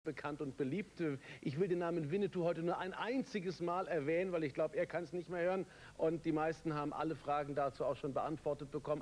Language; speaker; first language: German; native; German